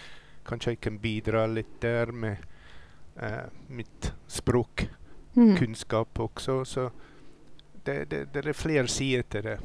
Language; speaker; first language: Norwegian; non-native, fluent; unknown